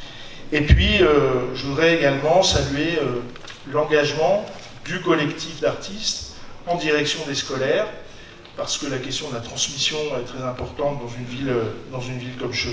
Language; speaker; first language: French; native; French